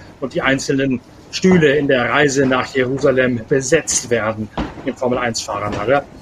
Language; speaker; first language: German; native; German